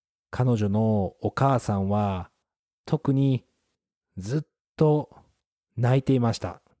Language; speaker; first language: Japanese; native; Japanese